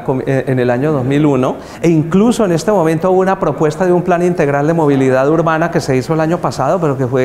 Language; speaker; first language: Spanish; native; Spanish